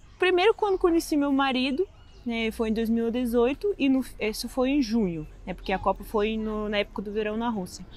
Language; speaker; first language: Portuguese; non-native, fluent; Russian